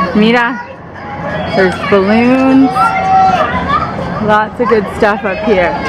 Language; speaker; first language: English; early bilingual, heritage; English